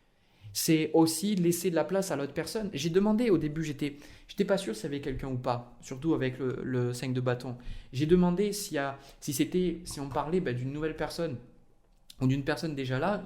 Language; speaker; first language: French; native; French